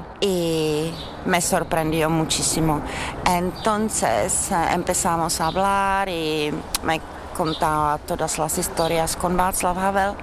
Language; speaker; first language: Spanish; non-native, learner; Czech